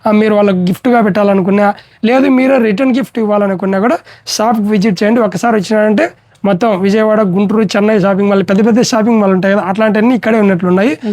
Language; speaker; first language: Telugu; native; Telugu